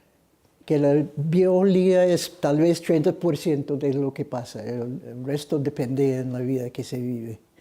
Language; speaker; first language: Spanish; non-native, fluent; English